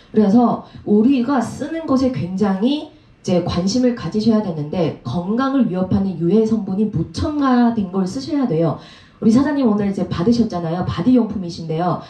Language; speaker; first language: Korean; native; Korean